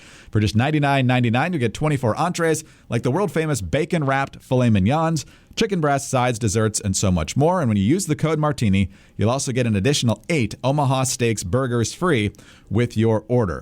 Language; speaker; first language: English; native; English